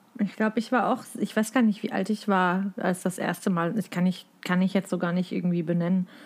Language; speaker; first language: German; native; German